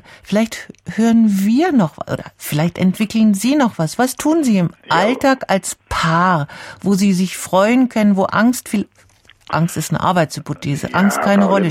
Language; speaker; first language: German; native; German